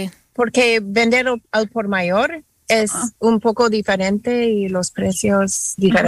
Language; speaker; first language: Spanish; non-native, fluent; English